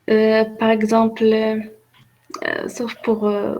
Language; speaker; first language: French; non-native, learner; Arabic